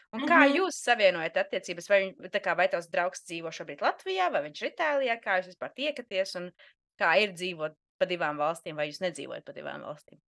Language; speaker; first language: Latvian; native; Latvian